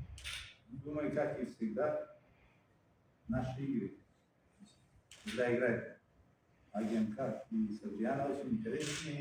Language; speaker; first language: Russian; non-native, fluent; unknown